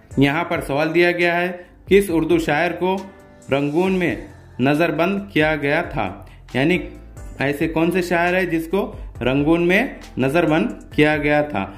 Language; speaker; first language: Urdu; native; Urdu